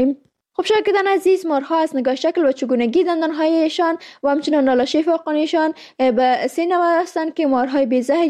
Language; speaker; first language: Persian; native; Persian